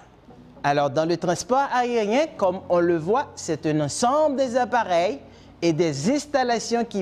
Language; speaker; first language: French; non-native, fluent; Spanish